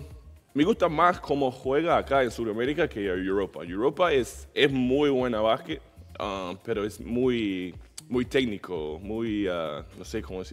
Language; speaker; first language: Spanish; non-native, learner; English